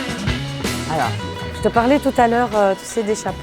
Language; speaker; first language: French; non-native, local second language; Arabic